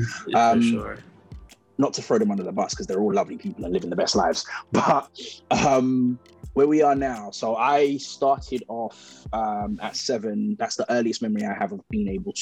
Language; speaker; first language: English; native; English